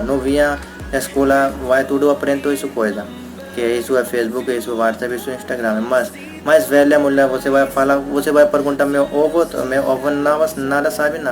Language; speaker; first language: Portuguese; non-native, learner; Hindi